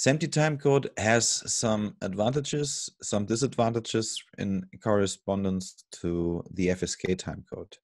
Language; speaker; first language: English; non-native, fluent; German